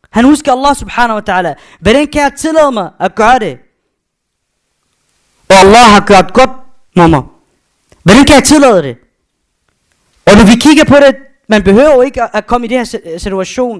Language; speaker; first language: Danish; non-native, fluent; Arabic